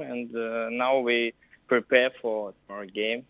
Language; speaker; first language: English; non-native, learner; Russian